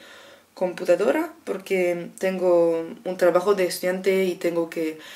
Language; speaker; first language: Spanish; non-native, learner; French